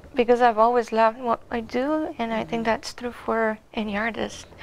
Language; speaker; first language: English; non-native, fluent; Bulgarian